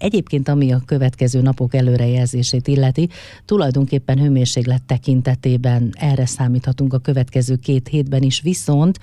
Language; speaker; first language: Hungarian; native; Hungarian